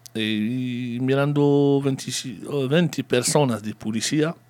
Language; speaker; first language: Spanish; non-native, learner; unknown